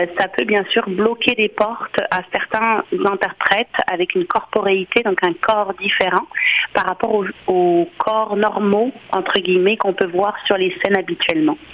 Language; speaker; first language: French; native; French